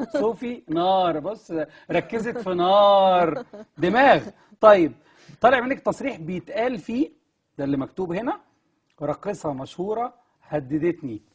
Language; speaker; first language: Egyptian Arabic; native; Egyptian Arabic